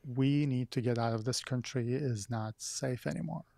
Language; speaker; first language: English; non-native, fluent; Arabic